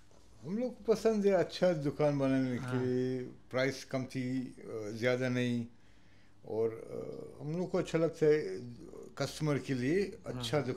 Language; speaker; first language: Hindi; non-native, local second language; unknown